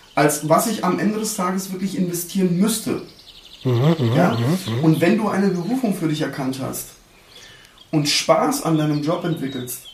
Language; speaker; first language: German; early bilingual, other home language; Turkish